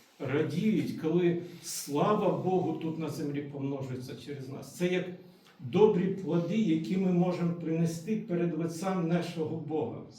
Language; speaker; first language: Ukrainian; non-native, local second language; Russian